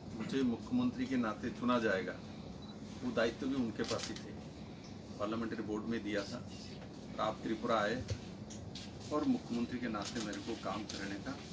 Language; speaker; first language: Hindi; non-native, local second language; Bangla